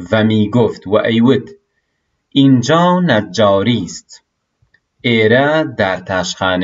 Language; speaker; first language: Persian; non-native, fluent; Central Kurdish